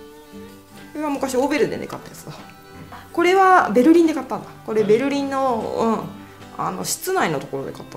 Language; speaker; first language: Japanese; native; Japanese